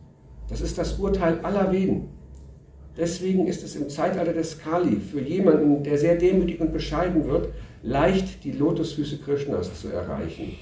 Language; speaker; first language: German; native; German